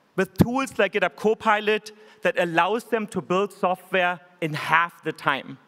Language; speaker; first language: English; non-native, fluent; German